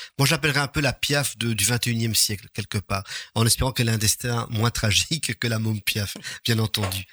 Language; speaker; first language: French; native; French